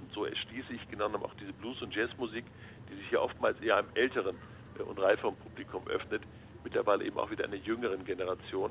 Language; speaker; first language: German; native; German